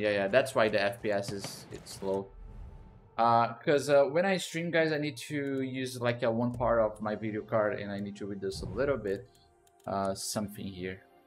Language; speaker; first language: English; non-native, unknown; Portuguese